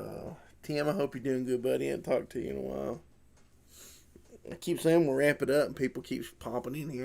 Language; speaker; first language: English; native; English